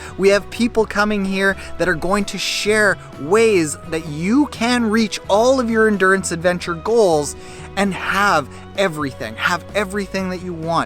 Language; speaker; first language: English; native; English